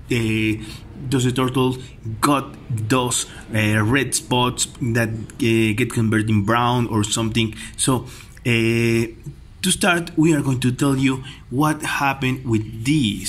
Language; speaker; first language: English; non-native, fluent; Spanish